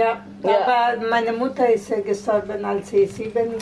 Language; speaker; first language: German; non-native, fluent; Italian